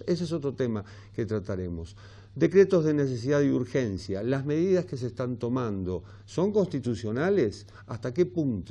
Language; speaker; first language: Spanish; native; Spanish